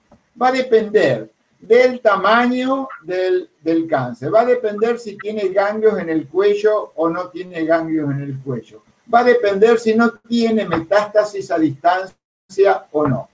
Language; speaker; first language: Spanish; native; Spanish